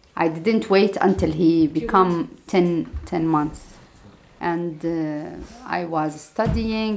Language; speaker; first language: English; non-native, fluent; Arabic